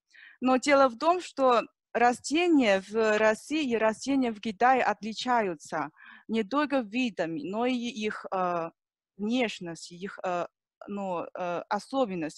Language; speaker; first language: Russian; non-native, learner; Chinese